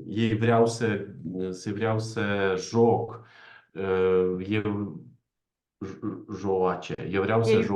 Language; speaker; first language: Romanian; non-native, learner; Ukrainian